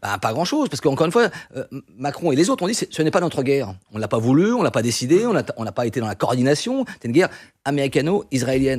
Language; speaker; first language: French; native; French